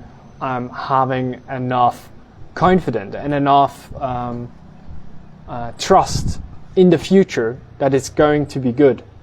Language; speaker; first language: English; non-native, fluent; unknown